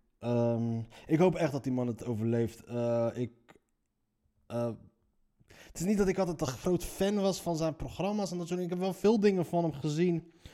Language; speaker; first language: Dutch; early bilingual, other home language; Riffian